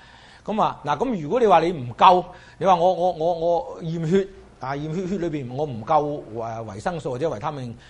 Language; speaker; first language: Chinese; native; Chinese